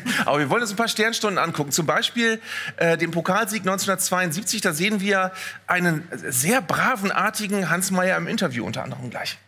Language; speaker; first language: German; native; German